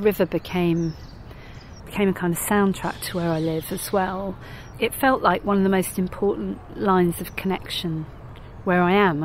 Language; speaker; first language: English; native; English